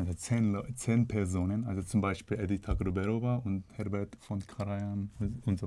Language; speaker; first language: German; non-native, learner; Korean